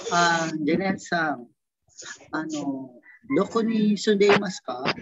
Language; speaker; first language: Japanese; non-native, learner; Filipino